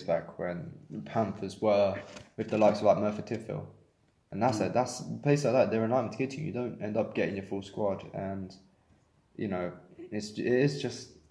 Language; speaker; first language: English; native; English